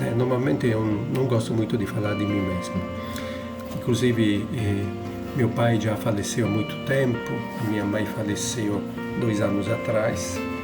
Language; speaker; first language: Portuguese; non-native, fluent; Italian